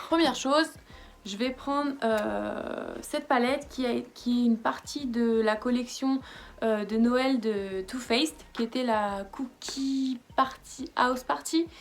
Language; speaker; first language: French; native; French